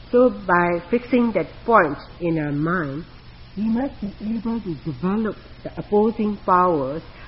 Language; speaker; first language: English; non-native, fluent; Burmese